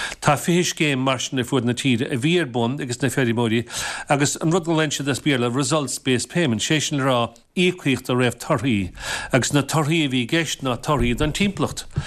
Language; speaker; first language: Irish; native; Irish